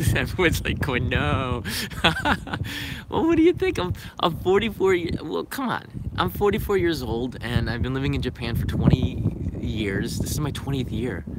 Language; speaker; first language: English; native; English